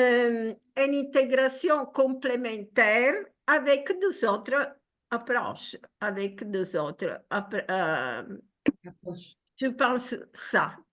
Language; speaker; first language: French; non-native, fluent; Italian